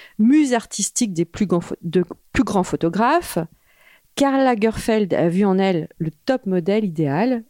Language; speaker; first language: French; native; French